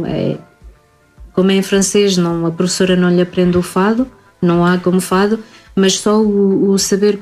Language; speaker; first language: Portuguese; native; Portuguese